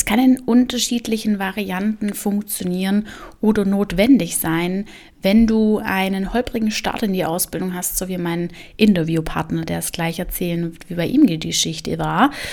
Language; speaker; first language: German; native; German